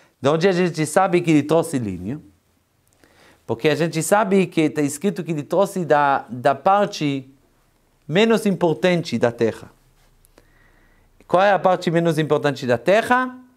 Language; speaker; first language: Portuguese; non-native, fluent; Hebrew